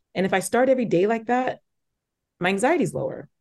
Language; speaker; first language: English; native; English